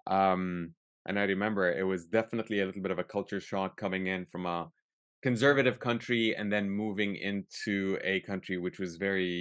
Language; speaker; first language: English; early bilingual, other home language; Arabic